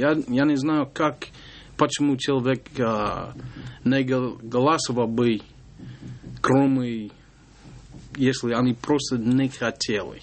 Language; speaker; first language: Russian; non-native, learner; English